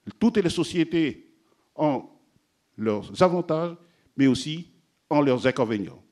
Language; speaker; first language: French; non-native, local second language; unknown